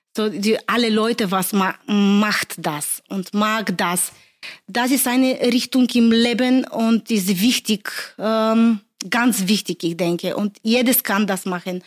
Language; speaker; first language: German; non-native, learner; Bulgarian